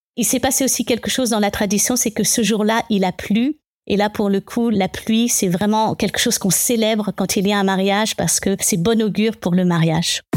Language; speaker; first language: French; native; French